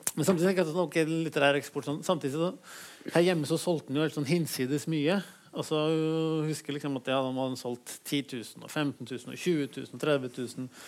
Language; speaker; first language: Norwegian; native; Norwegian